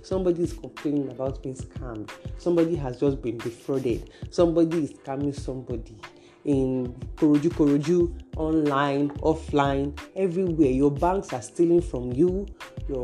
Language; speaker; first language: English; non-native, local second language; Yoruba